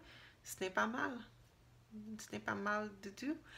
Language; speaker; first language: French; non-native, learner; English